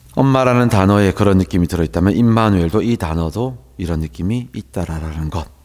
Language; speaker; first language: Korean; native; Korean